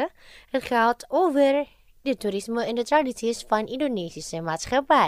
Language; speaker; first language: Dutch; non-native, fluent; Indonesian